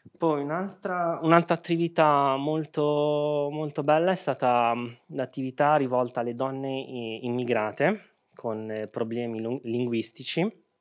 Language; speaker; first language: Italian; early bilingual, other home language; Arabic